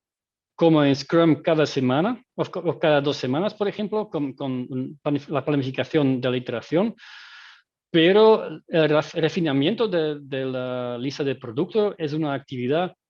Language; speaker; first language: Spanish; non-native, fluent; Dutch